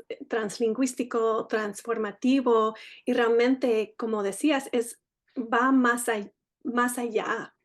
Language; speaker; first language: Spanish; early bilingual, heritage; Spanish